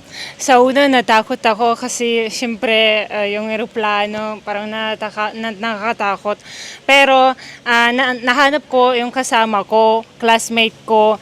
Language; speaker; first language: Filipino; non-native, fluent; Russian